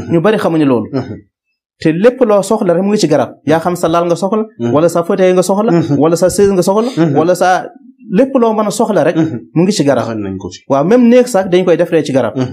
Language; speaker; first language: Wolof; non-native, local second language; Fula